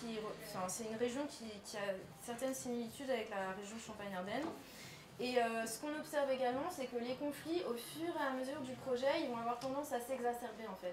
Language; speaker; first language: French; native; French